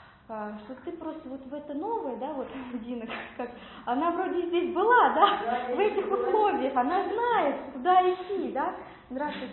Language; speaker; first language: Russian; native; Russian